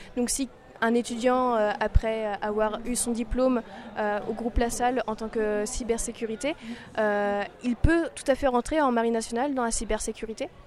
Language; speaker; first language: French; native; French